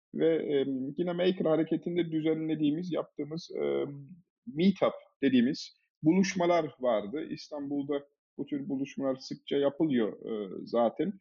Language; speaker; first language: Turkish; early bilingual, heritage; Turkish